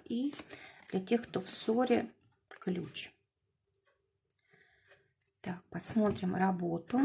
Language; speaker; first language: Russian; native; Russian